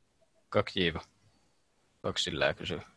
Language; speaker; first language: Russian; non-native, learner; Finnish